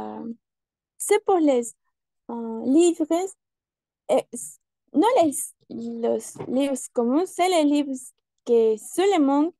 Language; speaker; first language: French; non-native, learner; Spanish